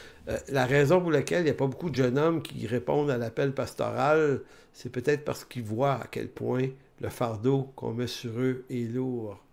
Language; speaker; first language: French; native; French